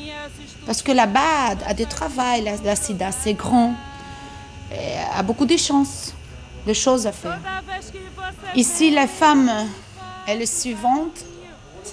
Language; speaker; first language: French; non-native, learner; Portuguese